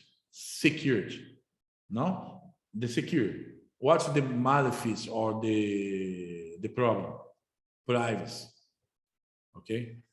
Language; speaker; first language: English; non-native, fluent; Portuguese